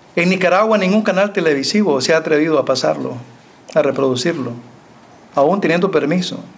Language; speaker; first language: Spanish; native; Spanish